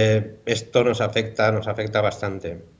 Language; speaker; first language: Spanish; native; Spanish